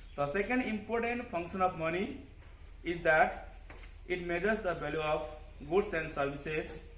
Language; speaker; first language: English; non-native, local second language; Nepali